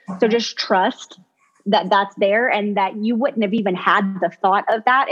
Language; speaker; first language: English; native; English